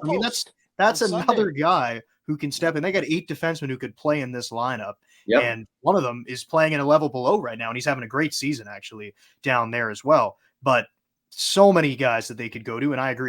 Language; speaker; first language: English; native; English